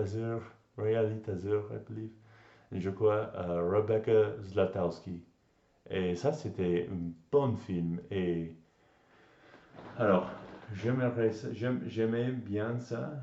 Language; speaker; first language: French; non-native, learner; English